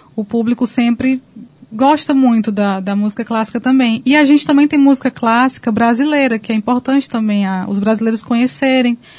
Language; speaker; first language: Portuguese; native; Portuguese